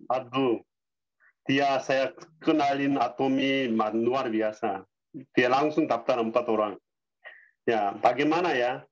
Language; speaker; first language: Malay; non-native, learner; Korean